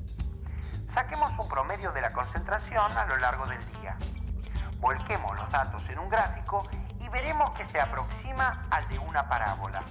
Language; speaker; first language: Spanish; native; Spanish